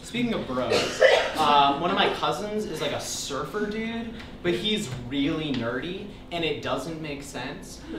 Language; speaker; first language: English; native; English